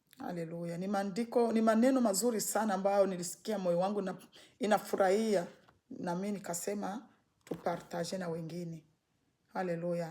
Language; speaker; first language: Swahili; native; Swahili